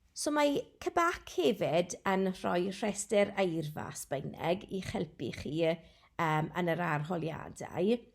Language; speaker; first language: Welsh; non-native, local second language; English